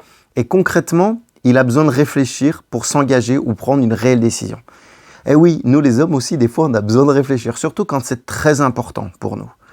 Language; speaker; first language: French; native; French